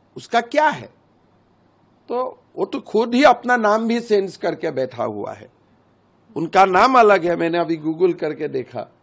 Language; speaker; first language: Hindi; non-native, local second language; Assamese